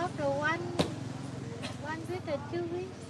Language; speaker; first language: English; non-native, learner; Vietnamese